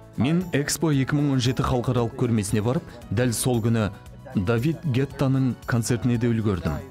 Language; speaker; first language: Kazakh; non-native, fluent; French